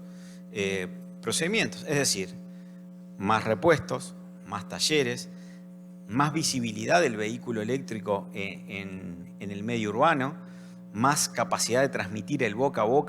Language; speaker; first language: Spanish; native; Spanish